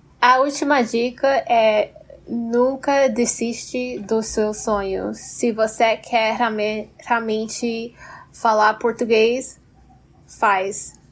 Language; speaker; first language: Portuguese; non-native, fluent; English